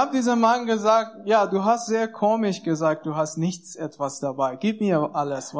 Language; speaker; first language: German; non-native, learner; Persian